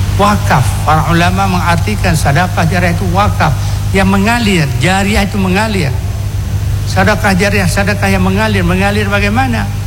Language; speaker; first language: Indonesian; non-native, local second language; Achinese